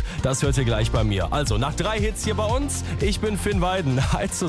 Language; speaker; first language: German; native; German